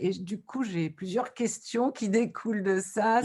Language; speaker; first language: French; native; French